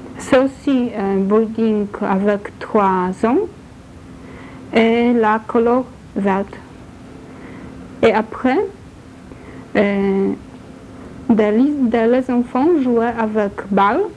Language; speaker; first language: French; non-native, learner; Polish